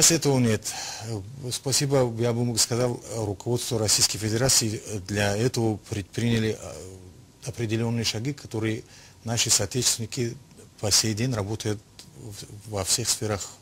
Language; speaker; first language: Russian; non-native, local second language; Tajik